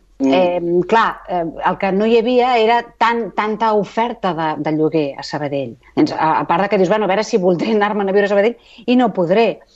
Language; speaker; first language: Catalan; native; Catalan